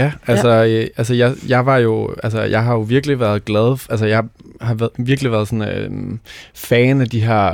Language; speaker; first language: Danish; native; Danish